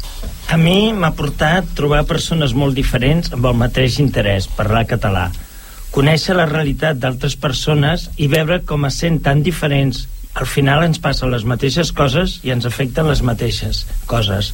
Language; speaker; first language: Catalan; non-native, local second language; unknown